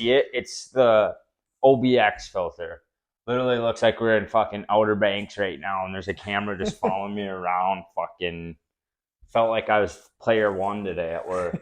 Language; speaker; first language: English; native; English